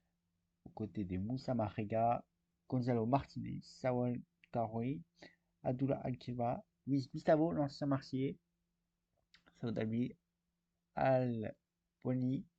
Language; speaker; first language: French; native; French